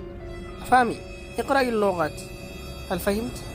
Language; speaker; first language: Arabic; non-native, learner; Fula